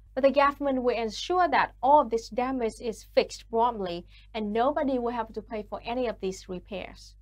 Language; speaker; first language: English; non-native, fluent; Vietnamese